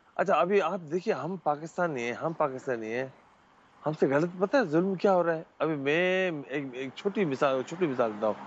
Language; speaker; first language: Urdu; non-native, local second language; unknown